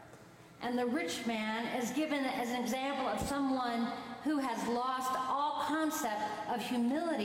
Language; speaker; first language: English; native; English